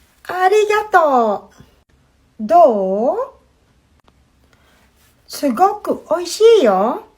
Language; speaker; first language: Japanese; non-native, fluent; Filipino